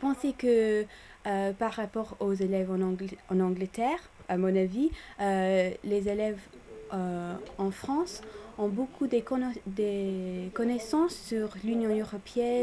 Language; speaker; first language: French; non-native, fluent; English